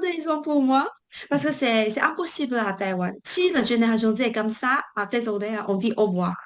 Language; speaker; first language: French; non-native, learner; Chinese